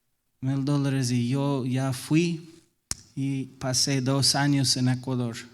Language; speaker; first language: Spanish; non-native, fluent; English